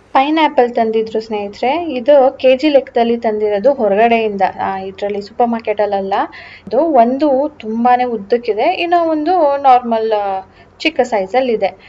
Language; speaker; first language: Kannada; native; Kannada